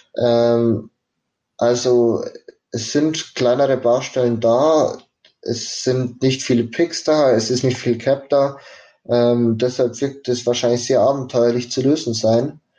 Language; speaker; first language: German; native; German